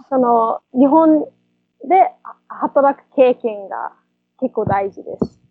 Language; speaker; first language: Japanese; non-native, fluent; English